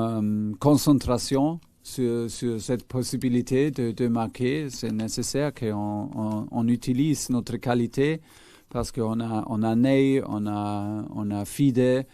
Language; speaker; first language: French; non-native, fluent; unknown